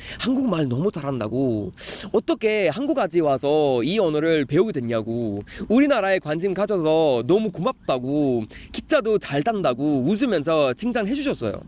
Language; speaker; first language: Korean; non-native, fluent; Swedish